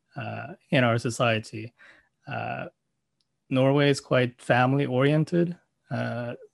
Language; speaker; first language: English; non-native, fluent; Norwegian